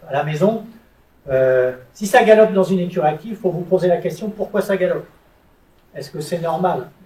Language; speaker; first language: French; native; French